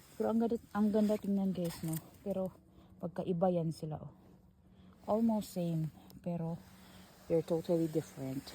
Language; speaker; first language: Filipino; non-native, local second language; Cebuano